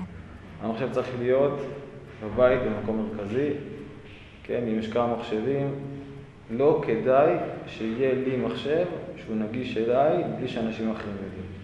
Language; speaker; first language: Hebrew; native; Hebrew